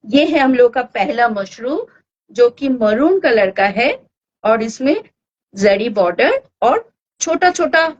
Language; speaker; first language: Hindi; non-native, local second language; Bangla